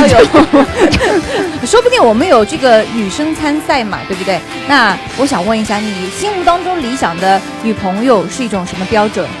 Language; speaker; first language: Chinese; native; Chinese